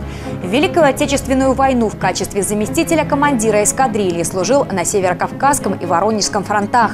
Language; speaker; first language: Russian; native; Russian